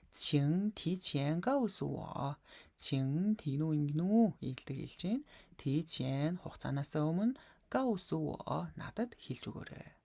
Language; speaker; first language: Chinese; non-native, fluent; Mongolian